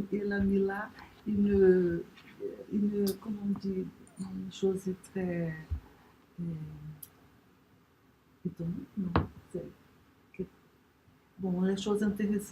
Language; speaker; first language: French; non-native, learner; Portuguese